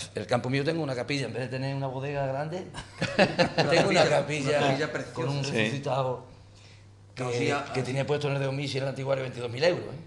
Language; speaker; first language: Spanish; native; Spanish